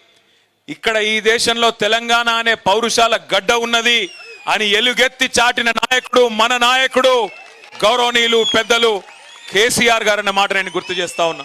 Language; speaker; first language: Telugu; native; Telugu